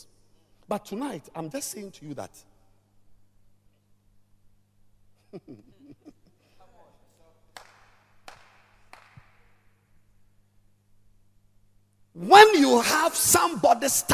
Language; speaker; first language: English; non-native, local second language; Ewe